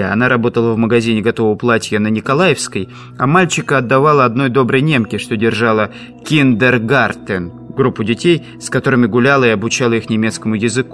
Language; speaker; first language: Russian; native; Russian